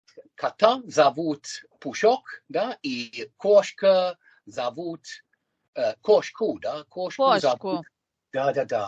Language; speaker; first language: Russian; non-native, learner; English